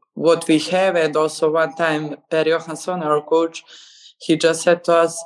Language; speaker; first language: English; non-native, fluent; Serbian